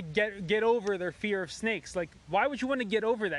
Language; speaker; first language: English; native; English